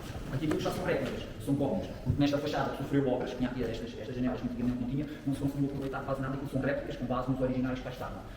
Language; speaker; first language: Portuguese; native; Portuguese